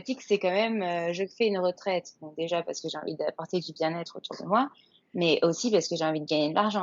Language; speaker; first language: French; native; French